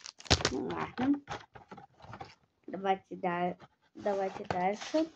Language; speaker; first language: Russian; non-native, local second language; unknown